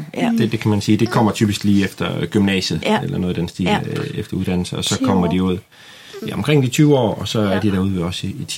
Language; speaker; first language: Danish; native; Danish